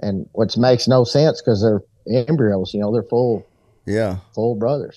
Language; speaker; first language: English; native; English